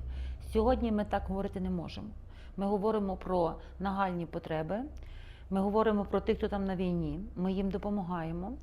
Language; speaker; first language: Ukrainian; native; Ukrainian